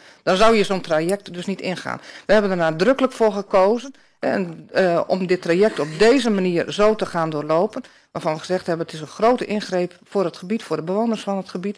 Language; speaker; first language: Dutch; native; Dutch